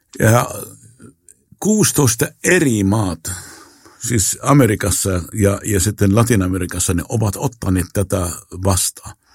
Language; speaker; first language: Finnish; non-native, fluent; Arabic